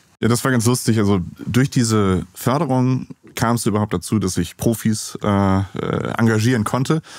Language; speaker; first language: German; native; German